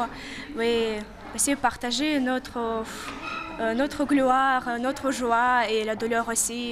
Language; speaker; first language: French; non-native, fluent; Ukrainian